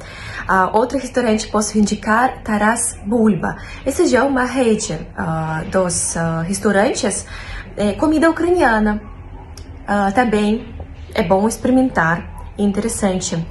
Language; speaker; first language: Portuguese; non-native, fluent; Russian